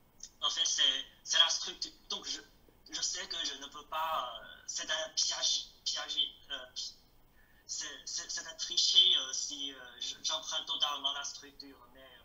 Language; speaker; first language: French; non-native, learner; Chinese